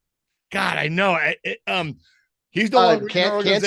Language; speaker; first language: English; native; English